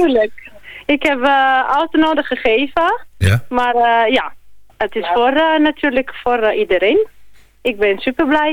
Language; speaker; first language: Dutch; non-native, learner; Italian